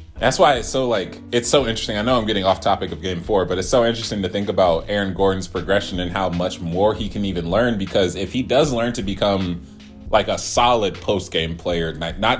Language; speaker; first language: English; native; English